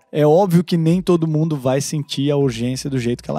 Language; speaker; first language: Portuguese; native; Portuguese